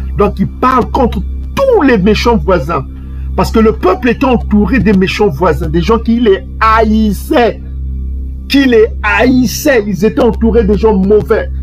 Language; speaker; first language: French; non-native, local second language; Kongo